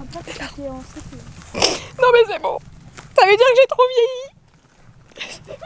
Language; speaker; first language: French; native; French